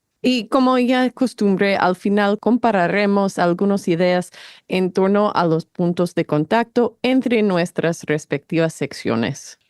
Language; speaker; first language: Spanish; non-native, fluent; English